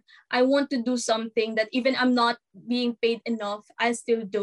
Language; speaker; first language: English; non-native, local second language; Filipino